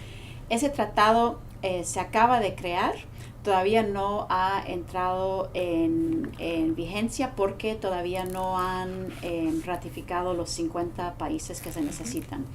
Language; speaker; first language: Spanish; non-native, fluent; English